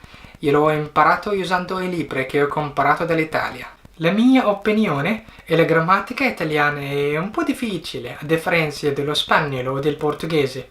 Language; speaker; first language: Italian; non-native, learner; Arabic